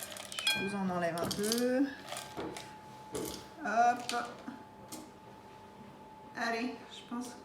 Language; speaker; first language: French; native; French